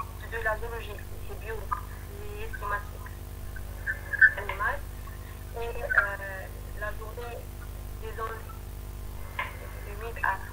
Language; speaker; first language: French; non-native, learner; Arabic